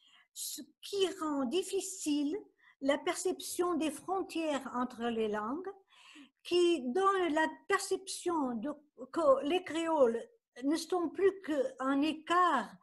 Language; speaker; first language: French; non-native, fluent; Portuguese